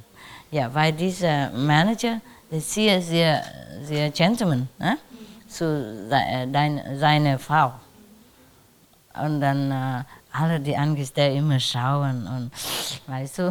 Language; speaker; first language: German; non-native, learner; Vietnamese